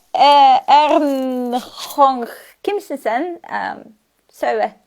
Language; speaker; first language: Turkish; non-native, learner; Serbian